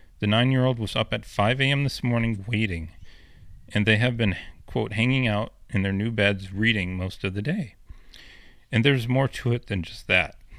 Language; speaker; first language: English; native; English